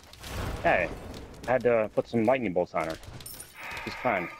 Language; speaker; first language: English; native; English